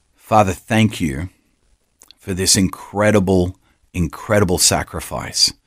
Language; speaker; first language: English; native; English